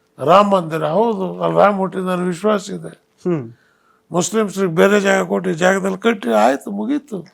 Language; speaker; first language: Kannada; non-native, local second language; Urdu